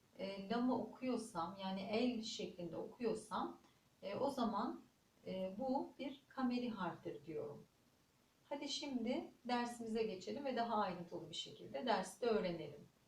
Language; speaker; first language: Turkish; native; Turkish